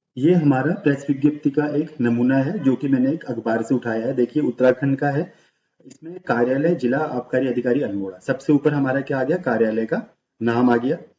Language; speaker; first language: Hindi; native; Hindi